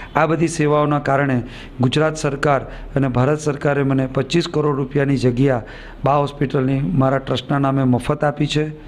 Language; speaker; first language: Gujarati; native; Gujarati